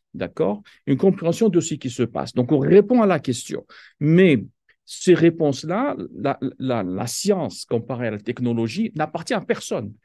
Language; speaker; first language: French; non-native, local second language; Kabyle